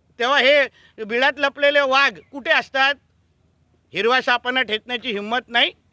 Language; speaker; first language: Marathi; native; Marathi